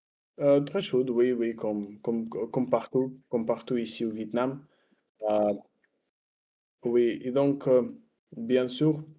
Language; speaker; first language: French; non-native, fluent; Russian